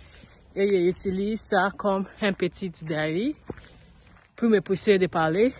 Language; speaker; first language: French; non-native, learner; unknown